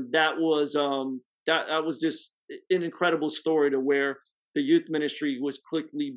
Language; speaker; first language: English; native; English